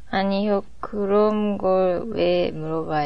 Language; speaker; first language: Korean; non-native, learner; Japanese